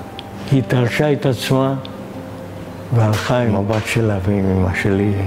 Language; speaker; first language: Hebrew; non-native, fluent; Hungarian